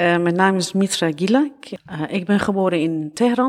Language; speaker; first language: Dutch; non-native, fluent; Persian